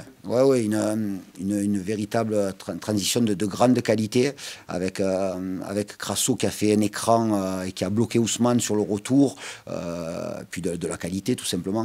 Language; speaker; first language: French; native; French